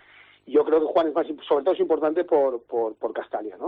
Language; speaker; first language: Spanish; native; Spanish